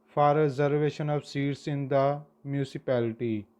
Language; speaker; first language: English; non-native, local second language; Punjabi